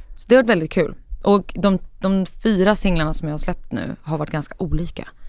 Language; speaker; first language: Swedish; native; Swedish